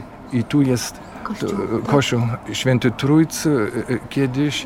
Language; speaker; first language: Polish; non-native, fluent; German